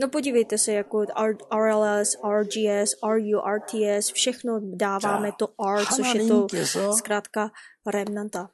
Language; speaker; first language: Czech; non-native, fluent; Korean